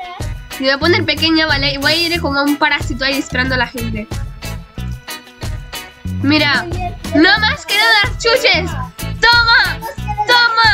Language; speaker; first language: Spanish; native; Spanish